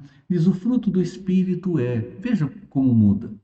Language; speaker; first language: Portuguese; native; Portuguese